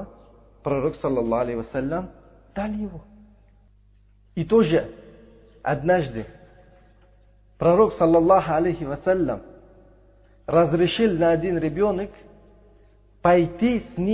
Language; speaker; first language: Russian; non-native, local second language; Uzbek